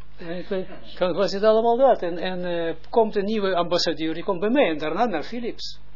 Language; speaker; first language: Dutch; non-native, fluent; Hebrew